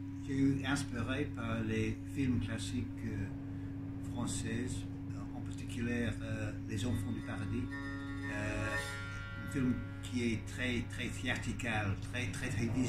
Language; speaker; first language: French; non-native, learner; English